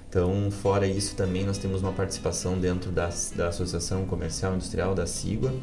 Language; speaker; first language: Portuguese; native; Portuguese